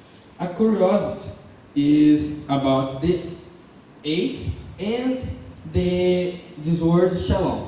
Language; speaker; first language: English; non-native, learner; Portuguese